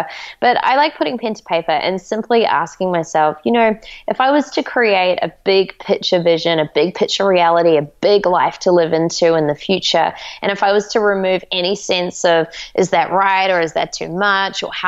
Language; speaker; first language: English; native; English